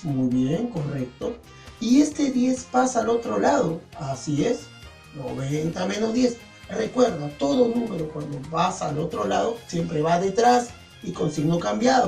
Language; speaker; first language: Spanish; native; Spanish